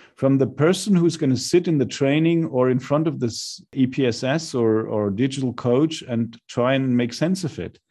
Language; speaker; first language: English; non-native, fluent; German